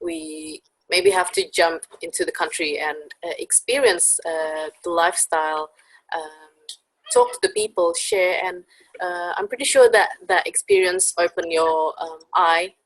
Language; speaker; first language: English; non-native, fluent; Indonesian